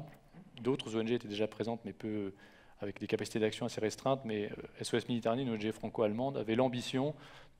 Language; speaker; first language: French; native; French